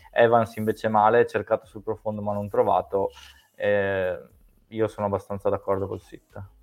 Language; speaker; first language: Italian; native; Italian